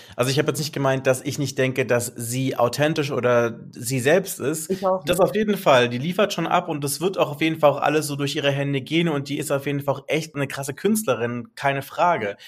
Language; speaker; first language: German; native; German